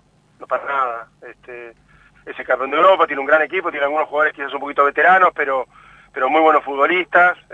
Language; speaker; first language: Spanish; native; Spanish